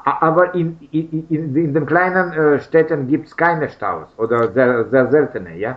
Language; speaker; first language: German; non-native, learner; Russian